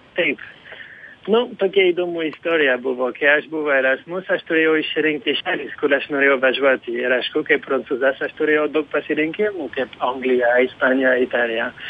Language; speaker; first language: Lithuanian; non-native, fluent; French